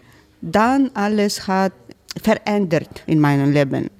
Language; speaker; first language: German; non-native, learner; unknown